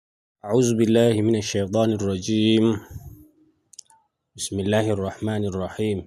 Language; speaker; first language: Arabic; non-native, fluent; Hausa